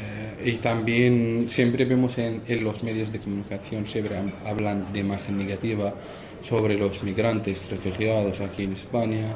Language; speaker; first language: Spanish; non-native, fluent; Arabic